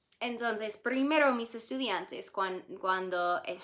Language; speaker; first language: Spanish; non-native, fluent; English